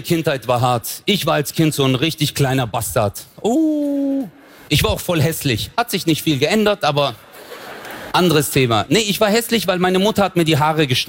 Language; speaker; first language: German; early bilingual, other home language; Turkish